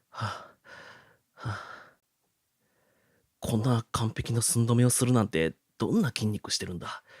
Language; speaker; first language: Japanese; native; Japanese